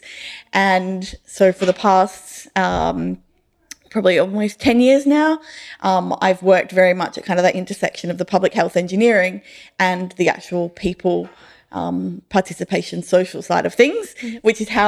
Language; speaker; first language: English; native; English